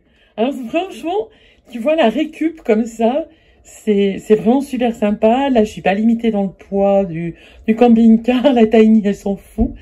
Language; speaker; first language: French; native; French